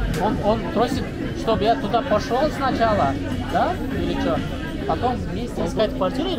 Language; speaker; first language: Russian; non-native, local second language; Kazakh